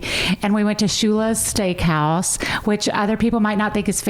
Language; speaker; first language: English; native; English